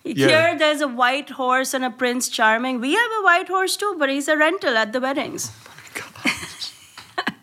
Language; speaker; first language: English; non-native, local second language; Gujarati